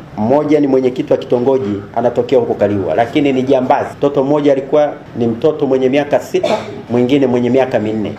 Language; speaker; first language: Swahili; native; Swahili